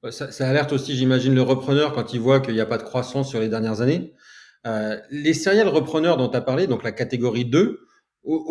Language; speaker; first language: French; native; French